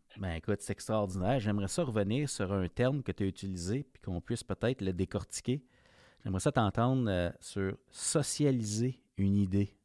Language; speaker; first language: French; native; French